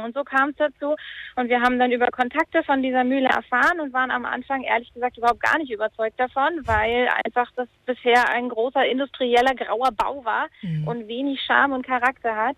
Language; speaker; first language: German; native; German